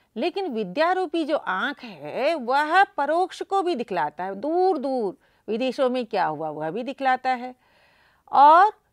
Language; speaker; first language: Hindi; native; Hindi